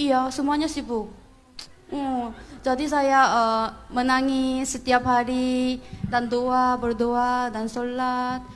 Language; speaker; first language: Indonesian; non-native, fluent; Korean